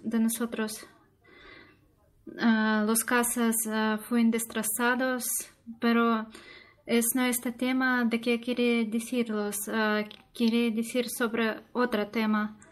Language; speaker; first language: Spanish; non-native, learner; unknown